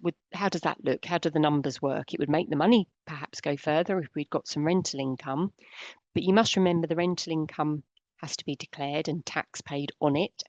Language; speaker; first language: English; native; English